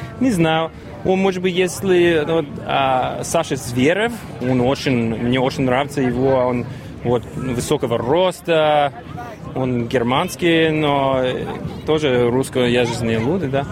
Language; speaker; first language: Russian; early bilingual, heritage; English